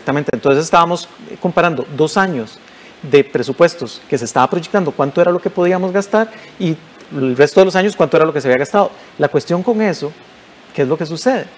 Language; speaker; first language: Spanish; native; Spanish